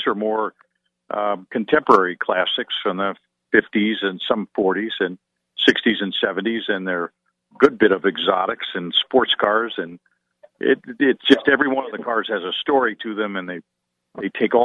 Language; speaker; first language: English; native; English